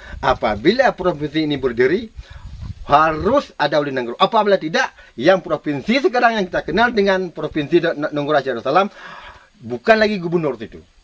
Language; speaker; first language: Malay; non-native, local second language; Minangkabau